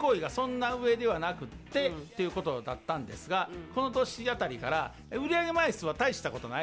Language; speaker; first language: Japanese; native; Japanese